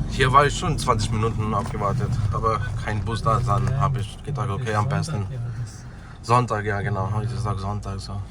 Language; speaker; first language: German; non-native, learner; Hindi